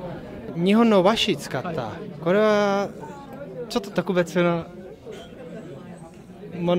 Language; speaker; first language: Japanese; non-native, learner; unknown